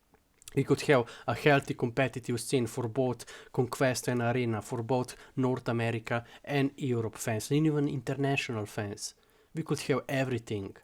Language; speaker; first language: English; non-native, fluent; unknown